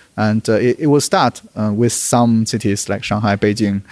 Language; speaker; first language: English; non-native, fluent; Chinese